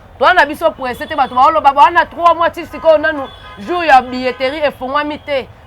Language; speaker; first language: Lingala; native; Lingala